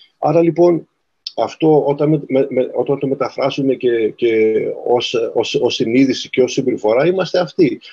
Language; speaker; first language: Greek; native; Greek